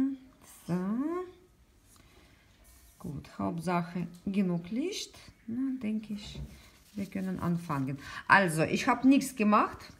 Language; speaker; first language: German; non-native, learner; Russian